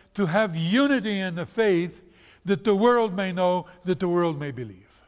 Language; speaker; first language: English; non-native, fluent; Portuguese